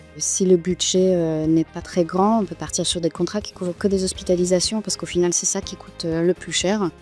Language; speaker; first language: French; non-native, fluent; Polish